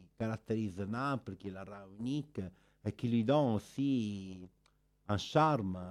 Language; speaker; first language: French; non-native, fluent; Italian